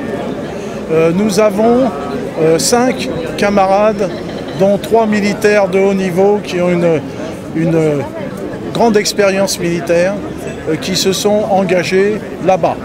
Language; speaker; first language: French; native; French